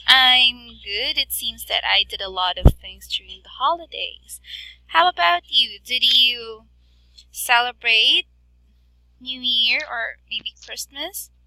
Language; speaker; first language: English; non-native, fluent; Filipino